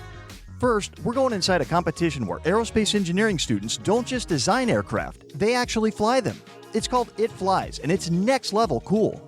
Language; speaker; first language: English; native; English